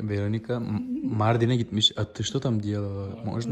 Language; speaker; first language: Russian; non-native, fluent; Turkish